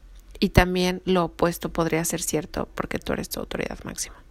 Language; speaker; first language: Spanish; native; Spanish